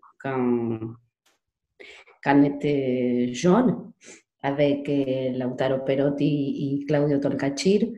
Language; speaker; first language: French; non-native, learner; Spanish